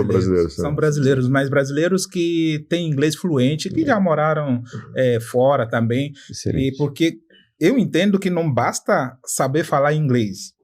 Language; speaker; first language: Portuguese; non-native, fluent; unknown